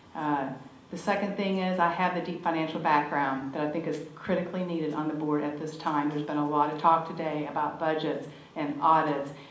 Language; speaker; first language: English; native; English